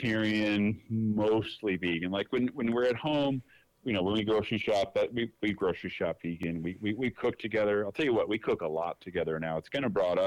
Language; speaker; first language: English; native; English